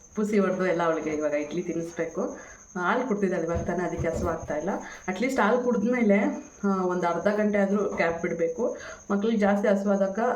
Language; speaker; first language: Kannada; non-native, local second language; Tamil